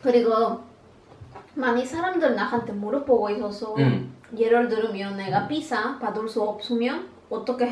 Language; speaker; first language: Korean; non-native, learner; Spanish